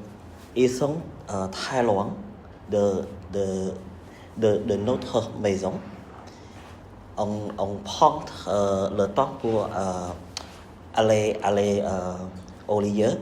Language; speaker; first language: French; non-native, learner; Khmer